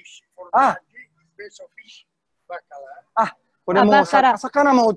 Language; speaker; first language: Japanese; non-native, fluent; Italian